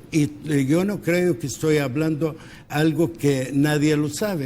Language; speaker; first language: Spanish; early bilingual, heritage; Spanish